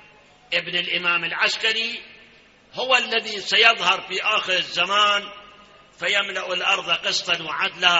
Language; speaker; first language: Arabic; native; Arabic